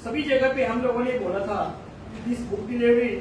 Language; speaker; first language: Hindi; non-native, local second language; Marathi